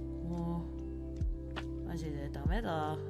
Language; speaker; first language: Japanese; non-native, learner; English